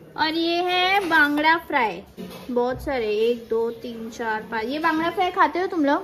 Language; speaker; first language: Hindi; non-native, local second language; Marathi